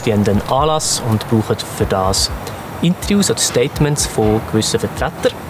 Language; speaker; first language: German; native; German